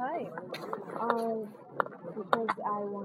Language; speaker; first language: English; non-native, learner; Chinese